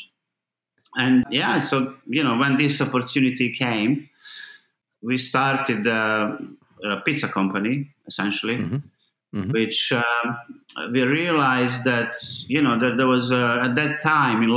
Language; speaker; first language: English; non-native, fluent; Bosnian